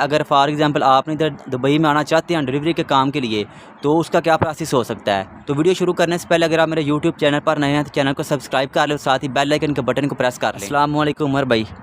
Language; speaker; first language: Urdu; non-native, local second language; Punjabi